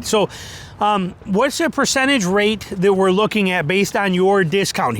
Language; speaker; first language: English; native; English